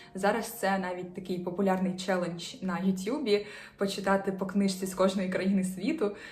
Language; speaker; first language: Ukrainian; native; Ukrainian